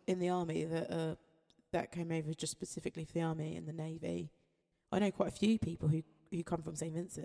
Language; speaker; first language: English; native; English